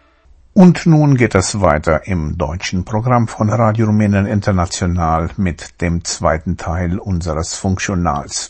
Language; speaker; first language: German; native; German